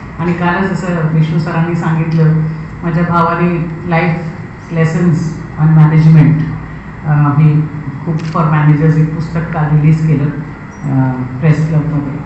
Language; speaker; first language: Marathi; non-native, local second language; Hindi